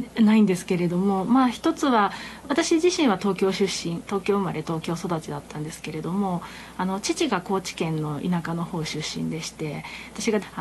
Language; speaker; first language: Japanese; native; Japanese